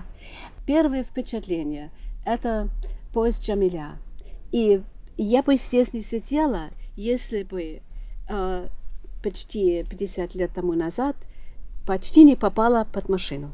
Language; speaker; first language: Russian; non-native, fluent; German